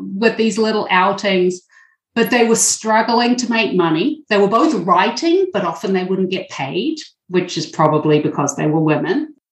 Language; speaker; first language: English; native; English